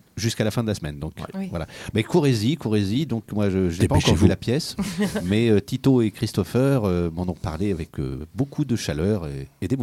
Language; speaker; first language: French; native; French